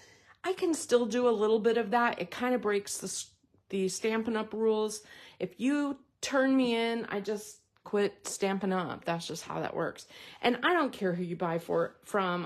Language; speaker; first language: English; native; English